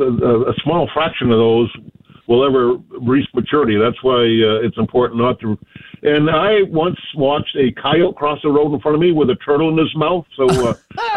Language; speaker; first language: English; native; English